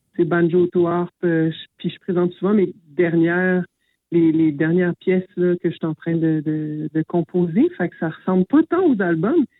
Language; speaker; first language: French; native; French